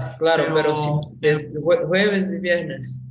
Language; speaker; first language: Spanish; non-native, learner; Portuguese